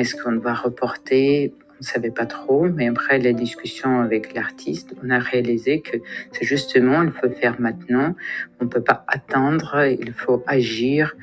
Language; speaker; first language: French; non-native, fluent; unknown